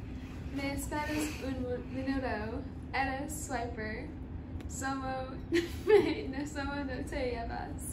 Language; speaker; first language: Spanish; non-native, learner; English